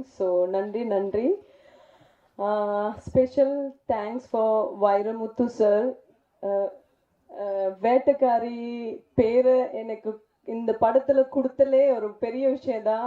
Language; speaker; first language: Tamil; non-native, fluent; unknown